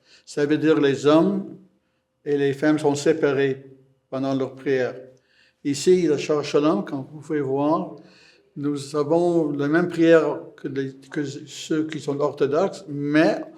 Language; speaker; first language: French; non-native, fluent; English